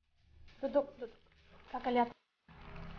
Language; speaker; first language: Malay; non-native, fluent; Russian